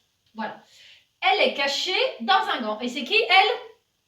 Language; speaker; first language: French; native; French